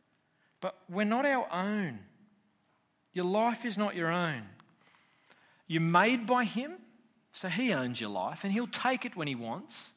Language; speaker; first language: English; native; English